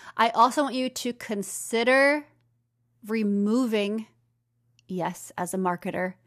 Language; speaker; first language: English; native; English